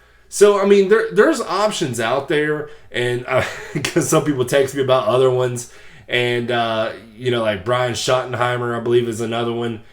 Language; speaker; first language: English; native; English